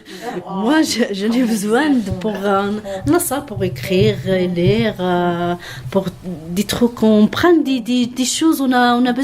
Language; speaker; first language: French; non-native, learner; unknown